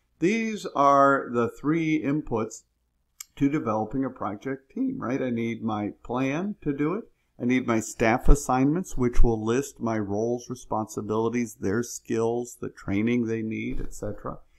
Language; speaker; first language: English; native; English